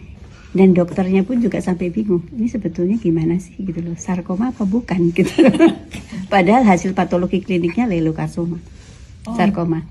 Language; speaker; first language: Indonesian; native; Indonesian